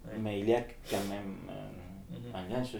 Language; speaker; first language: French; non-native, fluent; Spanish